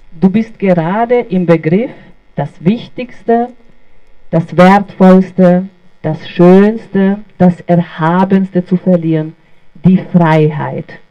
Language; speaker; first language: German; non-native, fluent; Bosnian